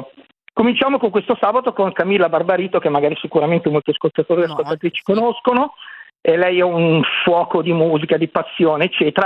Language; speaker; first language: Italian; native; Italian